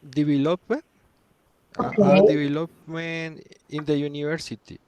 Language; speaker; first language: English; non-native, learner; Spanish